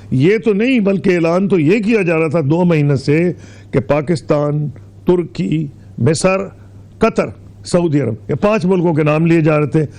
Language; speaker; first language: Urdu; non-native, local second language; Punjabi